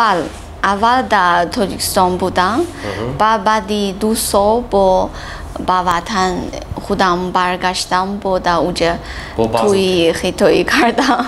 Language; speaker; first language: Persian; non-native, learner; Chinese